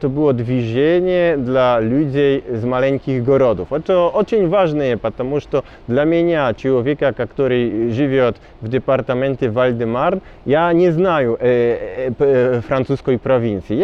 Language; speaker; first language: Russian; non-native, learner; Polish